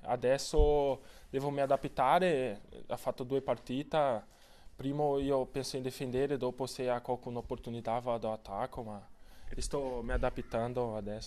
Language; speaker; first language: Italian; non-native, learner; Portuguese